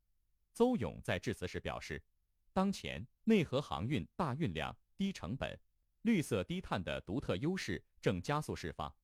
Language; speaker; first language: Chinese; native; Chinese